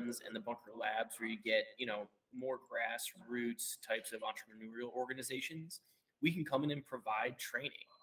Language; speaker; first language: English; native; English